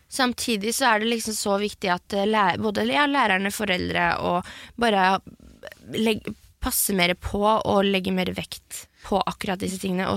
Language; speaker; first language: Norwegian; early bilingual, other home language; French